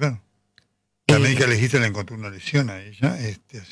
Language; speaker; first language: Spanish; native; Spanish